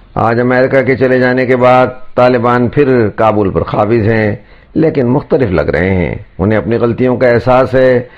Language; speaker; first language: Urdu; native; Urdu